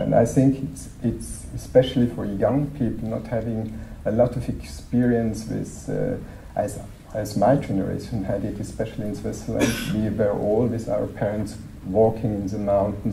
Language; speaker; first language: English; non-native, fluent; German